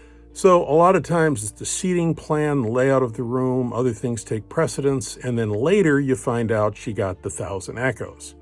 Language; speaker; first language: English; native; English